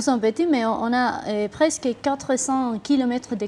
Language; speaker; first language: French; non-native, fluent; Spanish